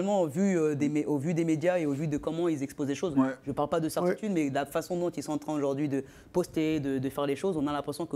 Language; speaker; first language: French; native; French